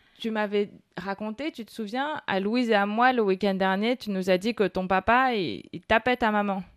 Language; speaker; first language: French; native; French